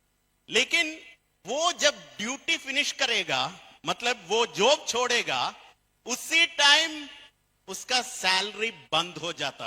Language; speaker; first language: Hindi; non-native, fluent; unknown